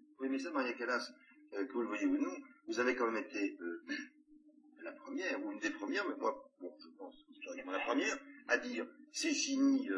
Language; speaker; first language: French; native; French